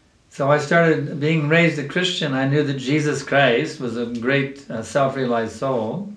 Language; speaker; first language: English; native; English